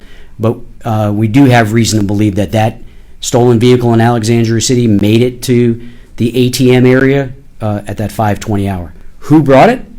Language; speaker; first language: English; native; English